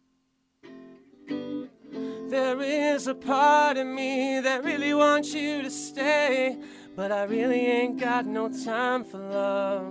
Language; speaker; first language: English; native; English